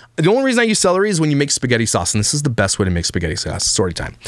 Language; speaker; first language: English; native; English